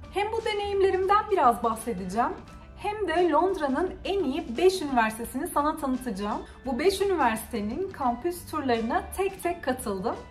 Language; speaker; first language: Turkish; native; Turkish